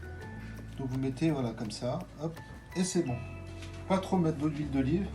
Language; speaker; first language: French; native; French